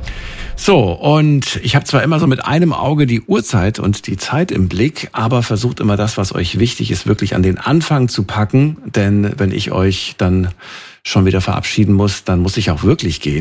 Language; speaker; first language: German; native; German